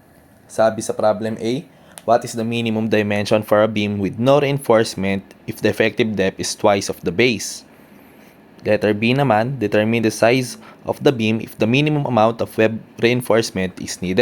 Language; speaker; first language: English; non-native, local second language; Filipino